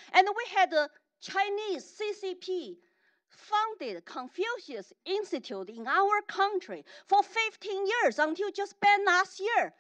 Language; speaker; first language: English; non-native, fluent; Chinese